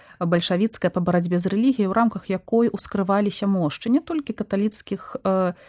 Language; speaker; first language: Belarusian; native; Belarusian